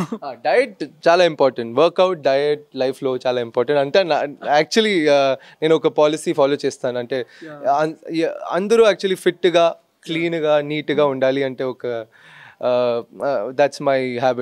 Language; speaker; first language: Telugu; non-native, local second language; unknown